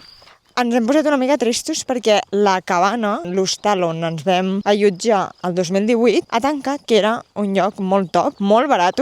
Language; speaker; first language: Catalan; native; Catalan